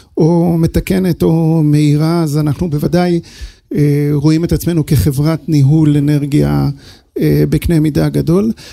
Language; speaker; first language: Hebrew; early bilingual, other home language; English